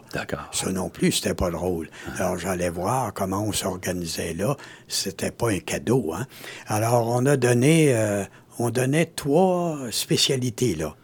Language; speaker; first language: French; native; French